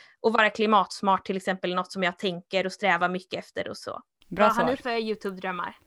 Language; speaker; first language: Swedish; native; Swedish